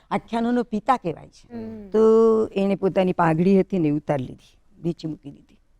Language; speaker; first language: Gujarati; native; Gujarati